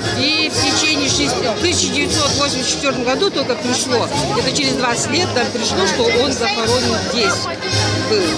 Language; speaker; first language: Russian; non-native, local second language; Kazakh